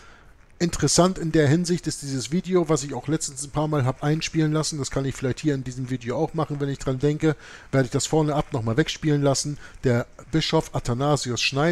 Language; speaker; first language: German; native; German